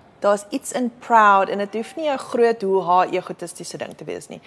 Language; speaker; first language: Afrikaans; native; Afrikaans